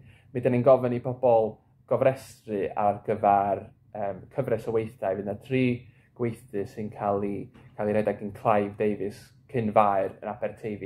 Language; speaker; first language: Welsh; native; Welsh